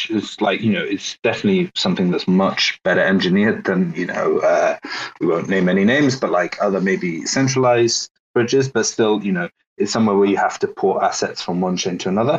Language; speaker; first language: English; native; English